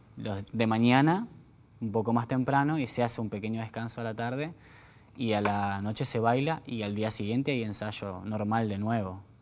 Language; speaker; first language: Spanish; native; Spanish